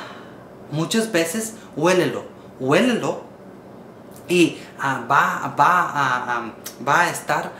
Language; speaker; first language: Spanish; non-native, learner; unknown